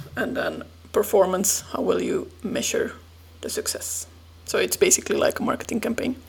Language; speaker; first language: English; non-native, fluent; Finnish